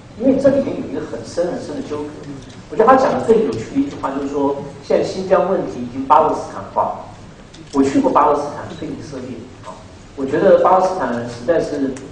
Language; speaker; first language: Chinese; native; Chinese